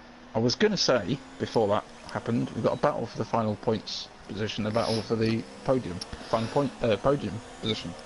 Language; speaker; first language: English; native; English